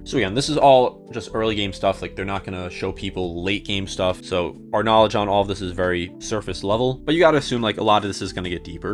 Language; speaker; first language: English; native; English